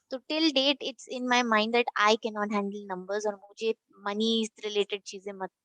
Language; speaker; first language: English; non-native, local second language; Hindi